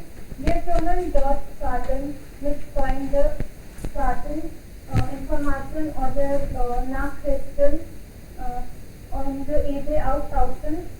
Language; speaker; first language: German; non-native, learner; Hindi